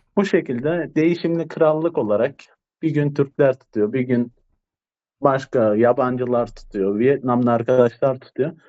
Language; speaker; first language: Turkish; native; Turkish